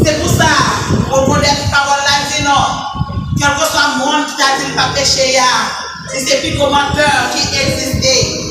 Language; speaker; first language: French; non-native, local second language; Haitian Creole